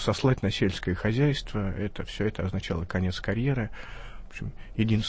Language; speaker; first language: Russian; native; Russian